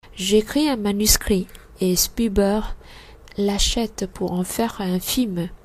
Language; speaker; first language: French; non-native, fluent; Vietnamese